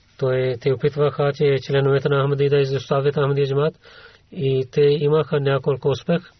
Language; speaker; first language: Bulgarian; non-native, learner; Urdu